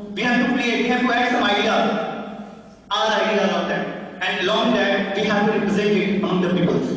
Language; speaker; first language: English; non-native, local second language; Hindi